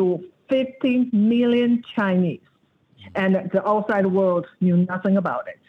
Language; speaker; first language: English; non-native, fluent; Chinese